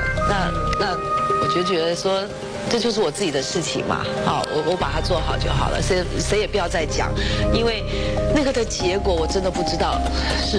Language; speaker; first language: Chinese; native; Chinese